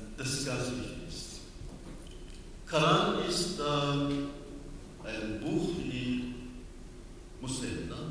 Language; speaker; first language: German; non-native, learner; Persian